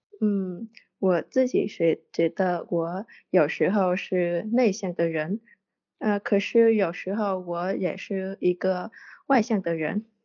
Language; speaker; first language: Chinese; non-native, learner; Vietnamese